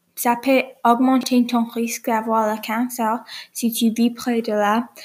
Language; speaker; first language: French; non-native, learner; English